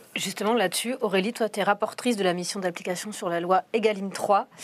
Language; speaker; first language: French; native; French